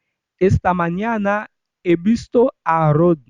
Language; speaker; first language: Spanish; non-native, fluent; Haitian Creole